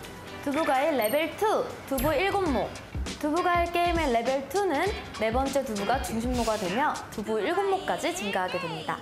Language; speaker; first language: Korean; native; Korean